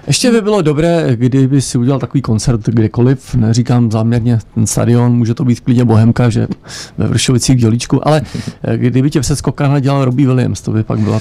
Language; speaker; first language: Czech; native; Czech